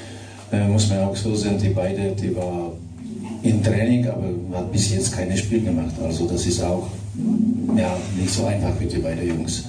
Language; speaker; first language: German; non-native, fluent; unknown